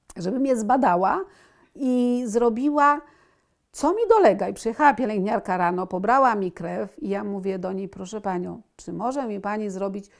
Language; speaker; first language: Polish; native; Polish